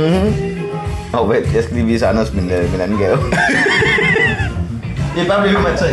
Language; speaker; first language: Danish; native; Danish